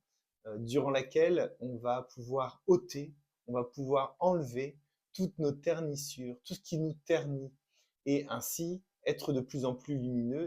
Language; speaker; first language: French; native; French